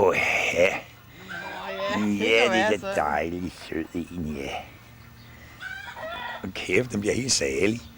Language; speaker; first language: Danish; native; Danish